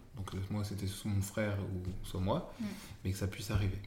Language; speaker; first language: French; native; French